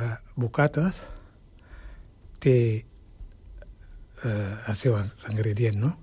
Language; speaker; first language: Catalan; non-native, fluent; Wolof